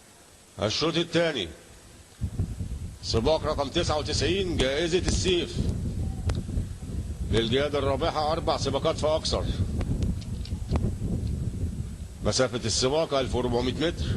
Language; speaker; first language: Arabic; native; Arabic